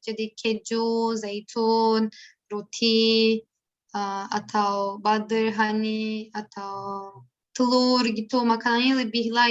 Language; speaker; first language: Indonesian; non-native, learner; Turkish